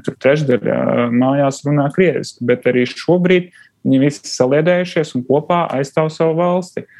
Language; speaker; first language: Latvian; non-native, local second language; Russian